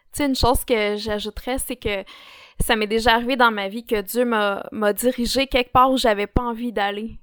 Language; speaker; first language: French; native; French